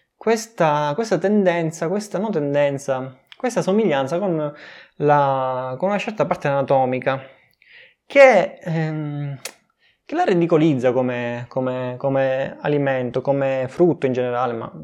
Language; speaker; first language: Italian; native; Italian